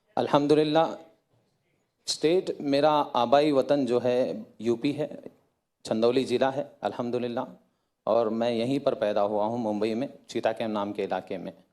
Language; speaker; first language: Hindi; native; Hindi